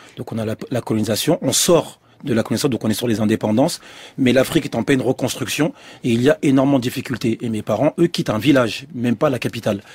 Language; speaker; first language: French; early bilingual, other home language; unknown